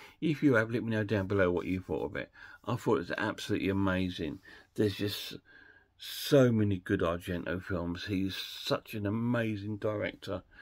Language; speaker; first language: English; native; English